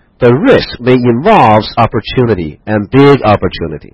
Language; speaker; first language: English; non-native, fluent; Chinese